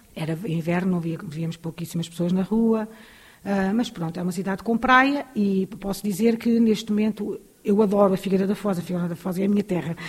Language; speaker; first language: Portuguese; native; Portuguese